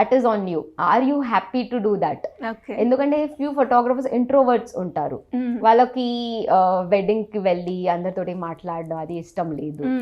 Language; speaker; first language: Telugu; non-native, local second language; Gujarati